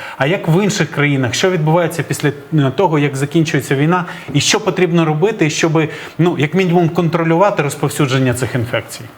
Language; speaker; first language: Ukrainian; native; Ukrainian